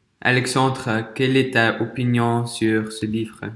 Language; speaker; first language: French; non-native, fluent; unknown